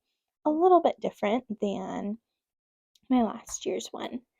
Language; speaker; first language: English; native; English